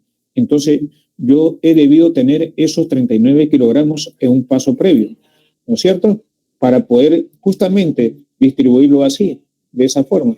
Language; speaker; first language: Spanish; native; Spanish